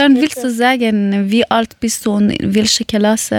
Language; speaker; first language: German; non-native, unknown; Persian